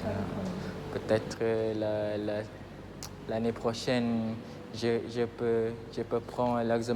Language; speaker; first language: French; non-native, learner; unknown